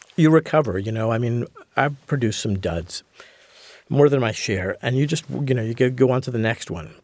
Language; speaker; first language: English; native; English